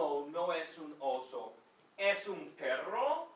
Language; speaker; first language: Spanish; non-native, fluent; English